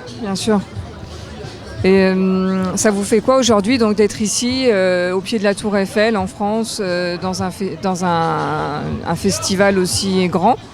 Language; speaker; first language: French; native; French